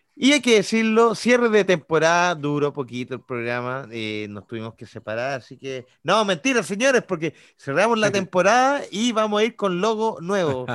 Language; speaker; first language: Spanish; native; Spanish